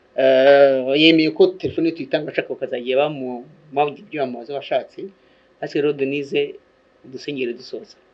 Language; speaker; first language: Kinyarwanda; native; Kinyarwanda